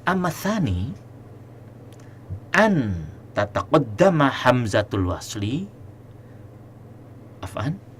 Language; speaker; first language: Arabic; non-native, fluent; Indonesian